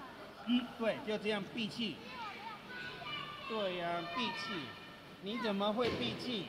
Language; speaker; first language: Chinese; native; Chinese